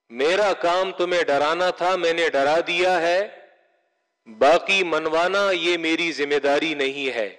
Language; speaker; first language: Urdu; non-native, local second language; Pashto